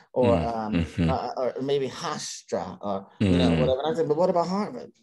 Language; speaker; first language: English; native; English